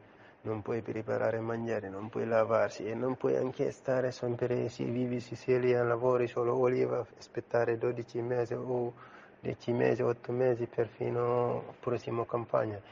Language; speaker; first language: Italian; non-native, learner; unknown